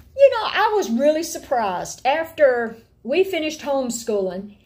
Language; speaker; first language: English; native; English